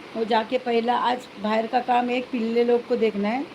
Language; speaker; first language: Hindi; non-native, local second language; Marathi